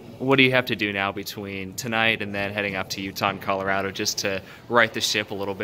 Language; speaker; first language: English; native; English